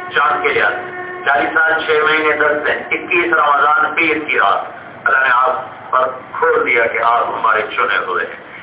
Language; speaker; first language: Urdu; non-native, local second language; Punjabi